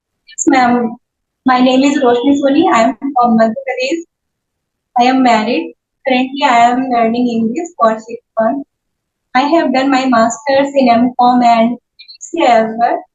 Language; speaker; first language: English; non-native, learner; Hindi